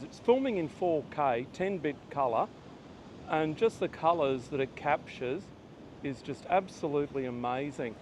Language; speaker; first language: English; native; English